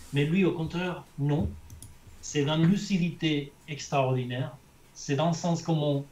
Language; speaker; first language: French; non-native, fluent; Spanish